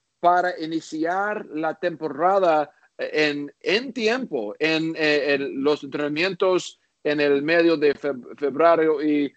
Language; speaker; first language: Spanish; non-native, learner; English